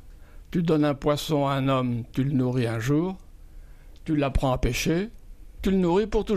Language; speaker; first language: French; native; French